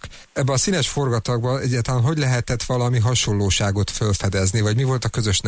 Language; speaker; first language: Hungarian; native; Hungarian